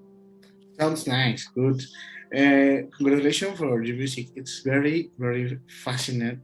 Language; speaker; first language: English; non-native, learner; Spanish